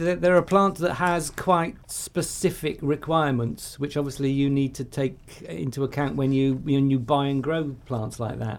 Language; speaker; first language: English; native; English